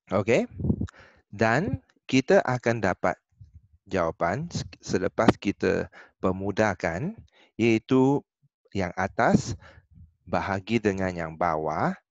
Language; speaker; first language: Malay; non-native, local second language; Chinese